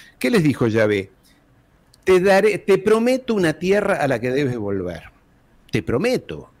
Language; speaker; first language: Spanish; early bilingual, heritage; Spanish